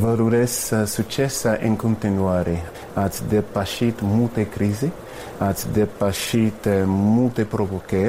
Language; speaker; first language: Romanian; non-native, fluent; English